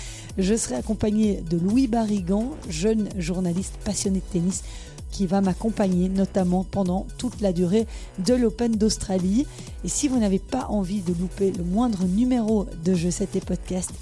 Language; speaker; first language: French; native; French